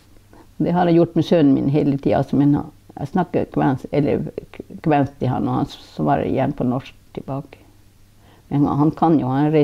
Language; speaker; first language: Norwegian; non-native, local second language; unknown